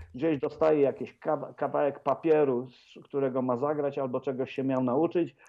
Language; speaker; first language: Polish; native; Polish